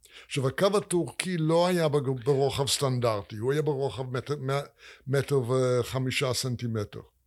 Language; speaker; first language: Hebrew; non-native, fluent; English